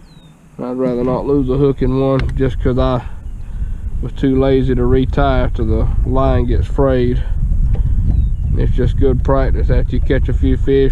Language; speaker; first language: English; native; English